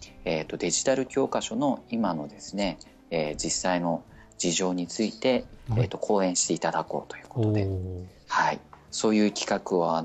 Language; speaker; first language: Japanese; native; Japanese